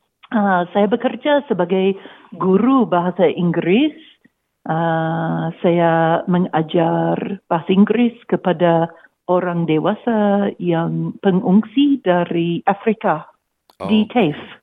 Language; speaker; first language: Indonesian; non-native, learner; English